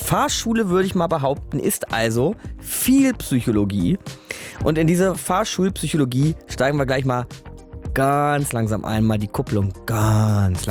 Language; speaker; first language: German; native; German